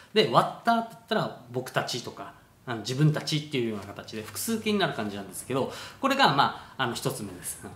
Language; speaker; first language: Japanese; native; Japanese